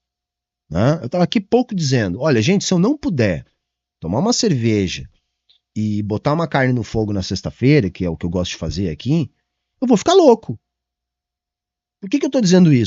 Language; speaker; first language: Portuguese; native; Portuguese